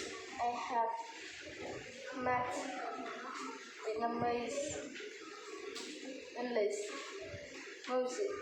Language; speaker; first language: English; non-native, learner; Vietnamese